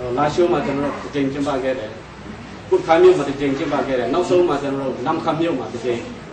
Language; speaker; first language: Burmese; non-native, local second language; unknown